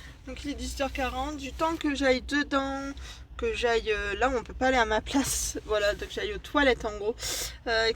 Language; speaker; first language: French; native; French